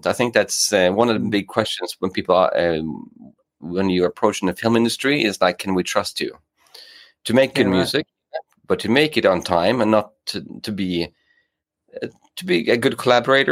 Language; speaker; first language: English; non-native, fluent; Norwegian